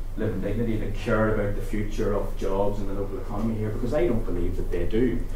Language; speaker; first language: English; native; English